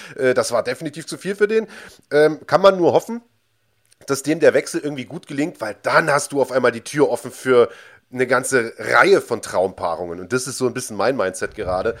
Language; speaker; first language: German; native; German